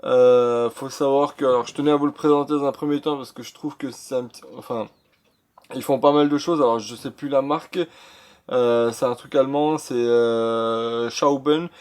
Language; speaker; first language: French; native; French